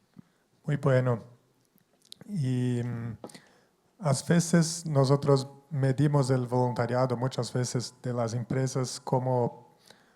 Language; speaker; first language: Spanish; non-native, fluent; Portuguese